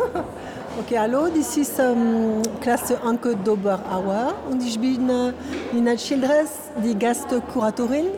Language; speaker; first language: German; non-native, learner; French